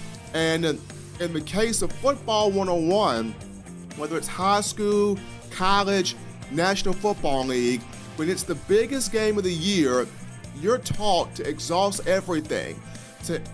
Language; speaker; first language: English; native; English